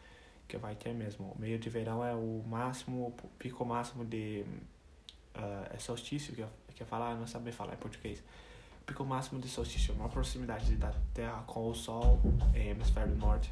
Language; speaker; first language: Portuguese; non-native, fluent; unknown